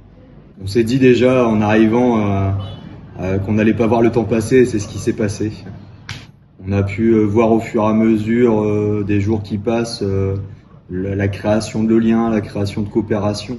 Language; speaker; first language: French; native; French